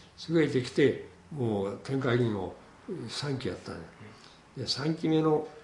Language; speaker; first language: Japanese; native; Japanese